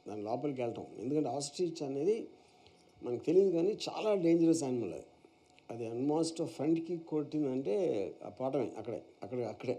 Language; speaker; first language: Telugu; native; Telugu